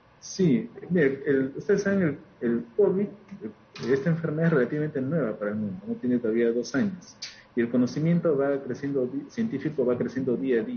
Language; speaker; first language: Spanish; native; Spanish